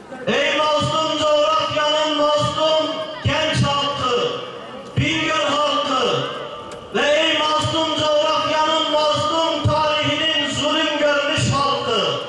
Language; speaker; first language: Turkish; non-native, local second language; Zaza